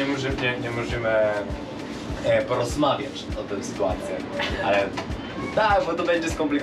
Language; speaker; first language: Polish; non-native, learner; Spanish